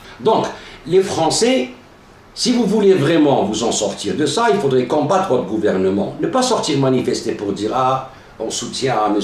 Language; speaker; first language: French; non-native, local second language; Arabic